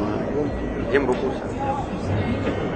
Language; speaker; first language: French; non-native, fluent; Spanish